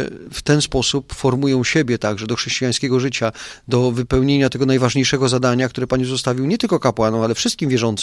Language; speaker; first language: Polish; native; Polish